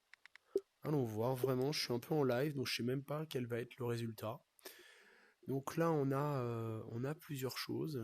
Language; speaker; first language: French; native; French